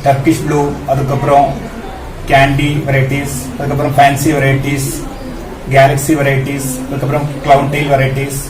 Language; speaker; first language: Tamil; non-native, learner; Malayalam